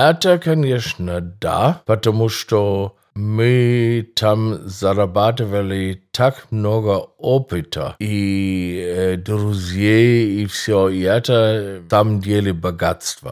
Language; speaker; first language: Russian; non-native, fluent; German